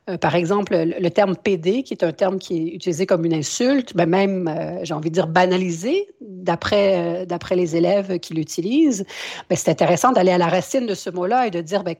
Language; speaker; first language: French; native; French